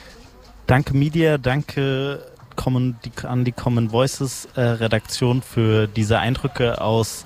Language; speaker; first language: German; native; German